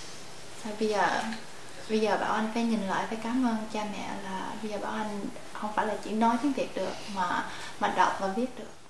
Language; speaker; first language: Vietnamese; early bilingual, heritage; Vietnamese